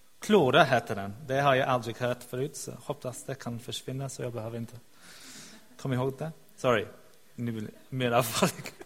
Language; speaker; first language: Swedish; non-native, fluent; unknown